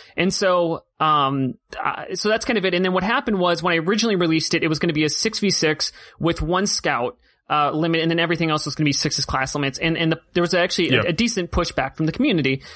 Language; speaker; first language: English; native; English